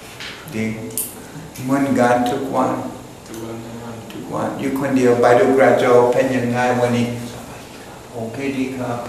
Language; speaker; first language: Thai; non-native, learner; English